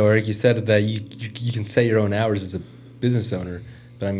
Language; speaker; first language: English; native; English